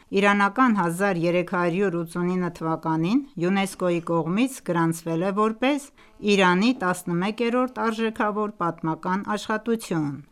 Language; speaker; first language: Armenian; early bilingual, heritage; Armenian